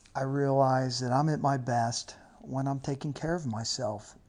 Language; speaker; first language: English; native; English